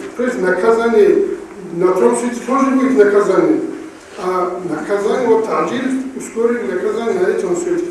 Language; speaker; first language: Russian; non-native, local second language; Avaric